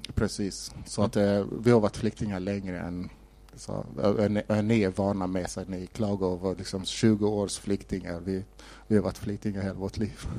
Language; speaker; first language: Swedish; non-native, fluent; Somali